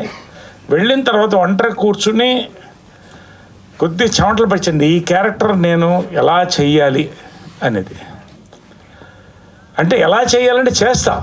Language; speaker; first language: Telugu; native; Telugu